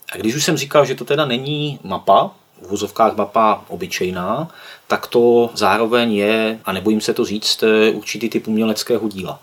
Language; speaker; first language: Czech; native; Czech